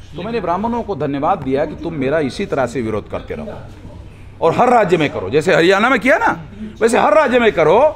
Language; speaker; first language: Hindi; non-native, local second language; Marathi